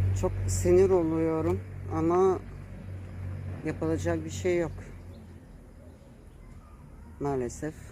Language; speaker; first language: Turkish; early bilingual, heritage; Turkish